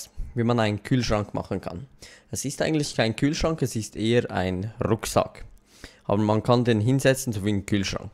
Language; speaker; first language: German; native; German